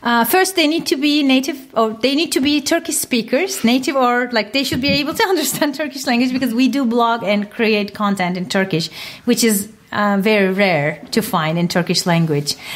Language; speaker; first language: English; non-native, fluent; Turkish